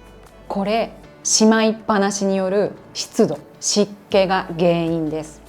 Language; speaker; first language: Japanese; native; Japanese